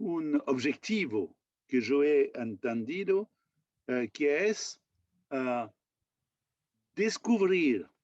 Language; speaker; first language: Spanish; non-native, fluent; French